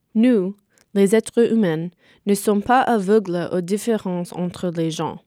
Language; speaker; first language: French; non-native, fluent; English